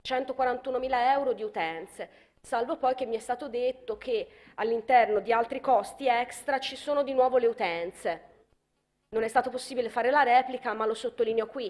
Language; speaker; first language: Italian; native; Italian